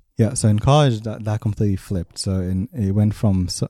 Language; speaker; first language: English; early bilingual, other home language; Hebrew